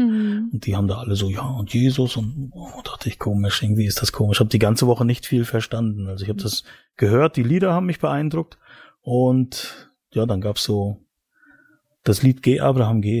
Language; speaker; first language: German; native; German